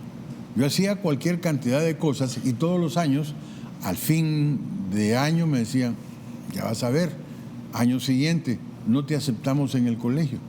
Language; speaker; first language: Spanish; native; Spanish